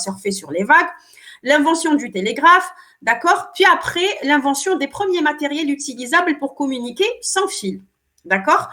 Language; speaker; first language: French; non-native, local second language; Arabic